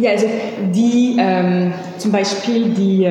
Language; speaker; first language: German; non-native, learner; French